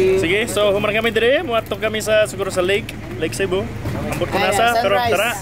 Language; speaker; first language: Cebuano; non-native, fluent; English